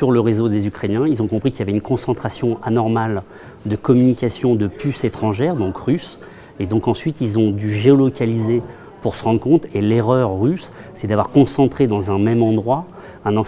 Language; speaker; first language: French; native; French